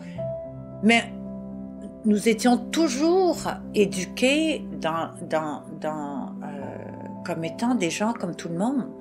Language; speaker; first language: French; native; French